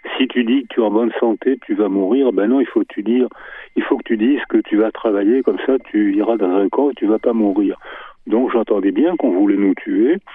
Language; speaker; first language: French; native; French